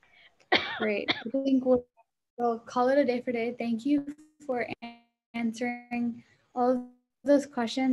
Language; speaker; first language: English; early bilingual, other home language; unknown